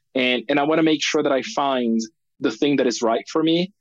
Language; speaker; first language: English; non-native, fluent; Portuguese